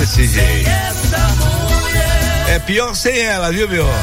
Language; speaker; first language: Portuguese; native; Portuguese